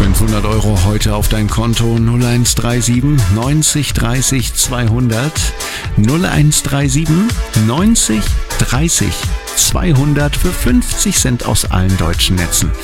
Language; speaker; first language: German; native; German